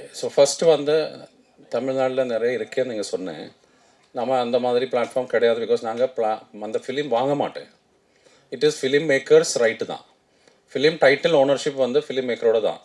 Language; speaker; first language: Tamil; non-native, fluent; Malayalam